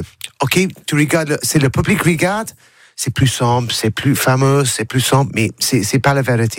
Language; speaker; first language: French; non-native, learner; English